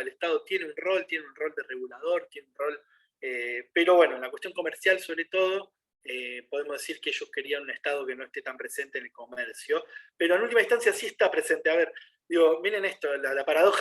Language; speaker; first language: Spanish; native; Spanish